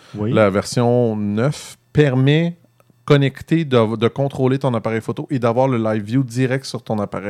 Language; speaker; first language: French; native; French